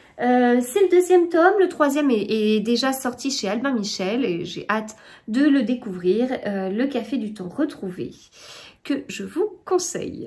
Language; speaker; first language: French; native; French